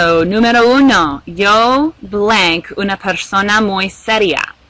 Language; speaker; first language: Spanish; non-native, fluent; English